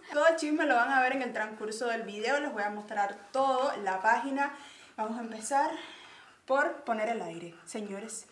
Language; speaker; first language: Spanish; native; Spanish